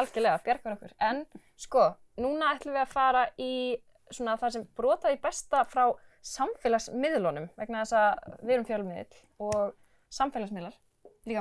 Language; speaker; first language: Icelandic; native; Icelandic